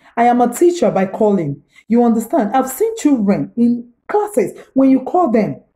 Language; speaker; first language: English; non-native, local second language; Igbo